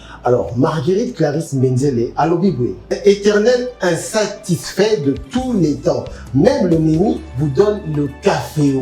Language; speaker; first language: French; non-native, local second language; Lingala